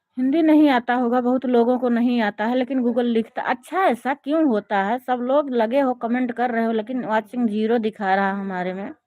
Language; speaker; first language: Hindi; native; Hindi